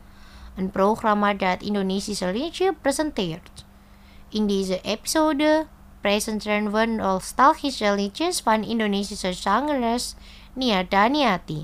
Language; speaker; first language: Dutch; non-native, fluent; Indonesian